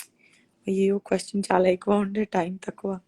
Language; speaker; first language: Telugu; non-native, local second language; Gujarati